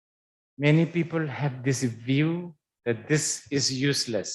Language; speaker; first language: English; non-native, fluent; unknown